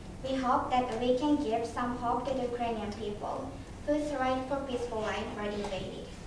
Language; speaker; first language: English; non-native, fluent; Japanese